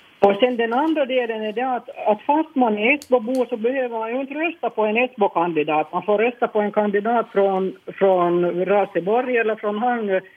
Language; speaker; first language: Swedish; native; Swedish